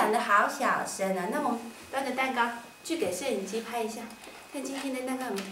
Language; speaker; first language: Chinese; native; Chinese